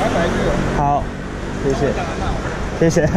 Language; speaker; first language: Chinese; non-native, learner; Japanese